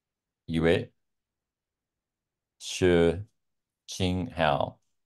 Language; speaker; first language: Chinese; non-native, learner; English